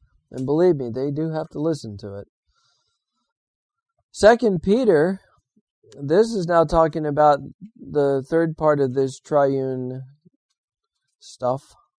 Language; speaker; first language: English; native; English